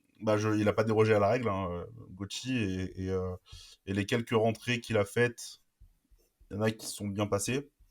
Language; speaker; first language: French; native; French